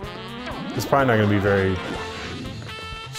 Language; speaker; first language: English; native; English